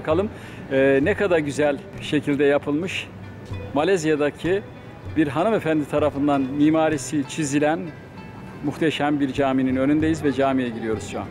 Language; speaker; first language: Turkish; native; Turkish